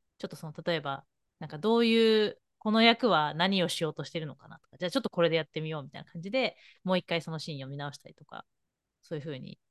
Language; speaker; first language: Japanese; native; Japanese